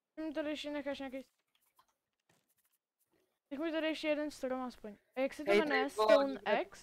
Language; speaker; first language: Czech; native; Czech